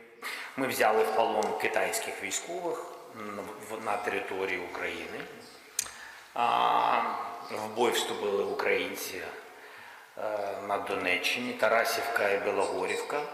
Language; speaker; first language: Ukrainian; non-native, local second language; Russian